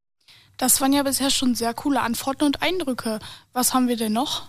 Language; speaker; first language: German; native; German